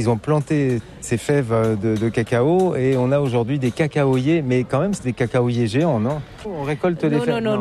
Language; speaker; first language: French; native; French